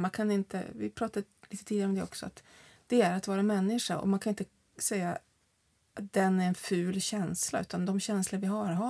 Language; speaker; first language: Swedish; native; Swedish